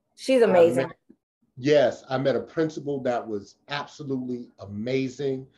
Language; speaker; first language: English; native; English